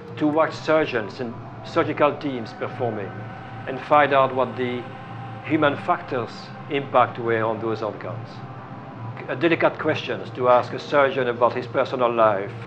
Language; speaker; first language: English; non-native, fluent; French